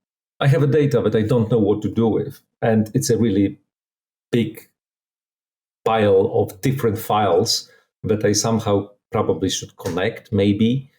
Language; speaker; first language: English; non-native, fluent; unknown